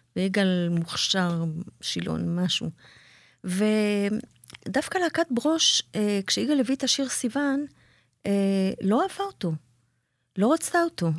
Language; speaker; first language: Hebrew; native; Hebrew